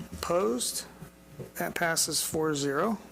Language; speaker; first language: English; native; English